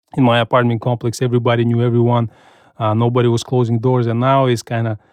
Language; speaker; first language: English; non-native, fluent; Russian